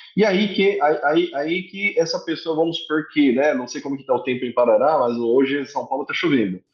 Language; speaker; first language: Portuguese; early bilingual, other home language; Korean